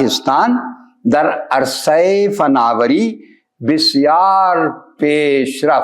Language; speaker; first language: Persian; non-native, fluent; Urdu